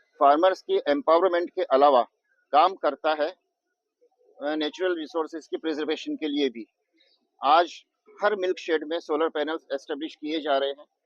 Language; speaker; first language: Hindi; non-native, local second language; Gujarati